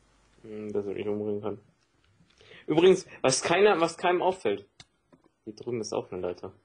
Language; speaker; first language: German; native; German